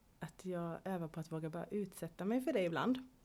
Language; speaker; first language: Swedish; native; Swedish